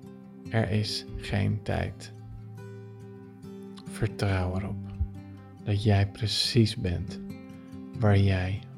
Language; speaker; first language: Dutch; native; Dutch